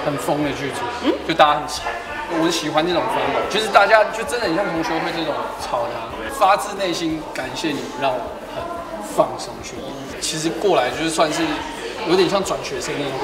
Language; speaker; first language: Chinese; native; Chinese